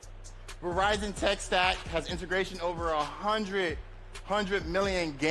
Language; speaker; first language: English; native; English